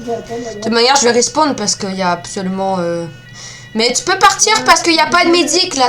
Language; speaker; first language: French; native; French